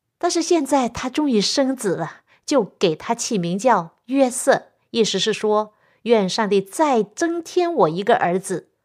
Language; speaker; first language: Chinese; non-native, local second language; Cantonese